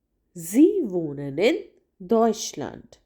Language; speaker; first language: German; non-native, fluent; Hindi